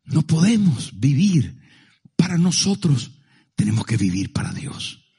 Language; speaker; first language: Spanish; native; Spanish